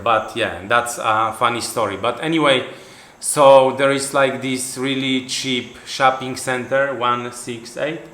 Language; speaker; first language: English; non-native, fluent; Polish